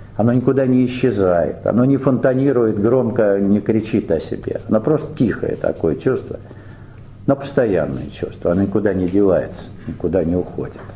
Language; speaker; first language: Russian; native; Russian